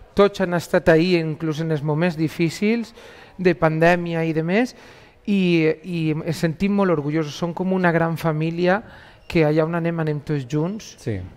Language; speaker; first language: Catalan; native; Catalan